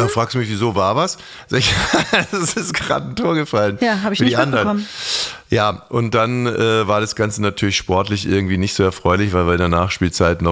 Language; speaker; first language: German; native; German